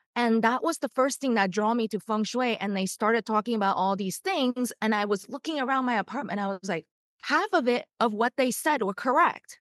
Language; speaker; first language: English; non-native, fluent; Chinese